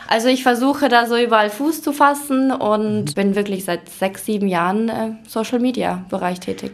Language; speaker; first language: German; early bilingual, other home language; Russian